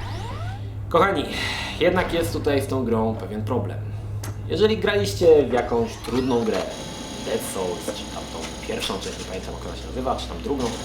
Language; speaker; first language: Polish; native; Polish